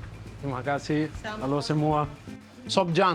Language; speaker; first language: Indonesian; non-native, learner; Italian